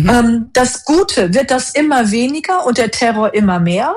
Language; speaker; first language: German; native; German